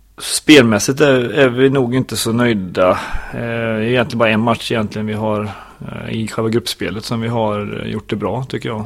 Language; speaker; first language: Swedish; native; Swedish